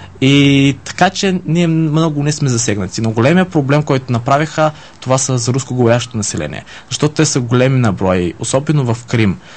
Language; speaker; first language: Bulgarian; early bilingual, heritage; Bulgarian